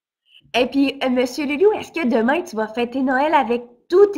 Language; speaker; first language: French; native; French